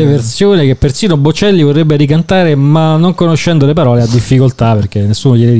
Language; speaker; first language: Italian; native; Italian